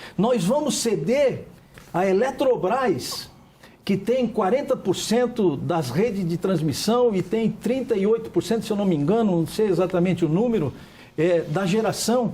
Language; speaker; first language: Portuguese; native; Portuguese